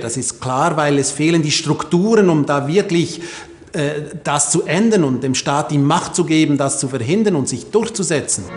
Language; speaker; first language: German; native; German